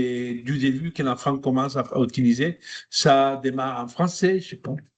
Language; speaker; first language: French; non-native, fluent; Spanish